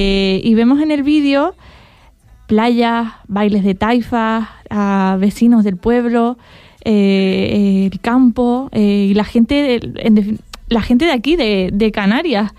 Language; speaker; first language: Spanish; native; Spanish